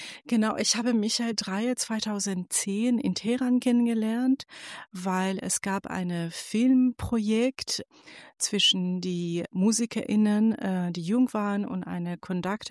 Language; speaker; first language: German; non-native, fluent; Persian